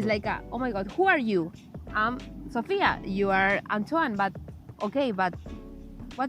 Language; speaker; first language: English; non-native, learner; Spanish